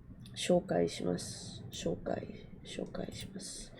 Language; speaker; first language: Japanese; non-native, learner; English